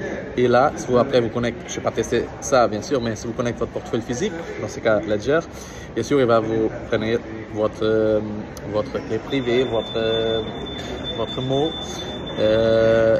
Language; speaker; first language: French; non-native, learner; Portuguese